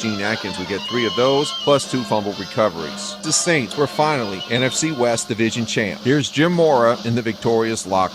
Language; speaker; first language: English; native; English